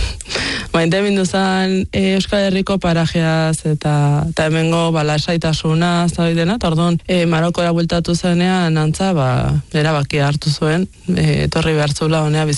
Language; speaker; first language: Basque; native; Basque